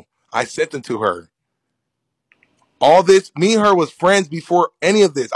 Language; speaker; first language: English; native; English